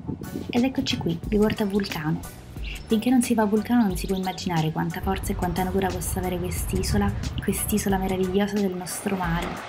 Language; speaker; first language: Italian; native; Italian